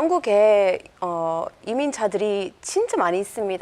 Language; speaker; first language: Korean; non-native, fluent; English